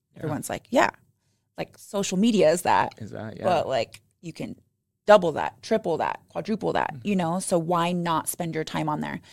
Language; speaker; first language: English; native; English